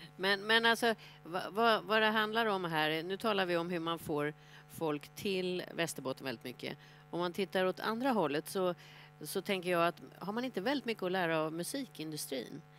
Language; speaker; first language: Swedish; native; Swedish